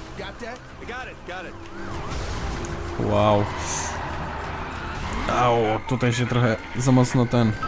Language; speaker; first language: Polish; native; Polish